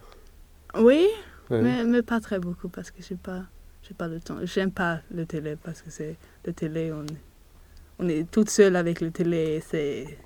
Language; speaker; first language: French; non-native, learner; Swedish